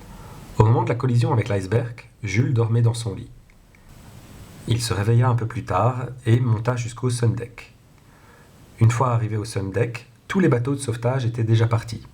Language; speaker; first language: French; non-native, local second language; Dutch